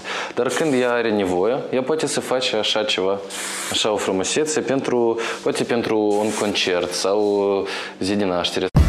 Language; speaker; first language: Romanian; non-native, local second language; Russian